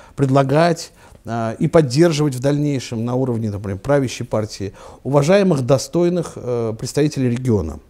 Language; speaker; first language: Russian; native; Russian